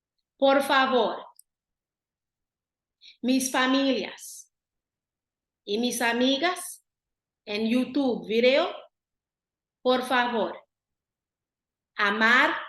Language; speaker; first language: Spanish; non-native, learner; Haitian Creole